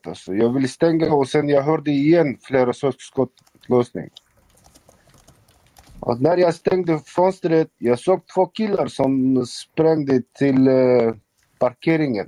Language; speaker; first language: Swedish; non-native, local second language; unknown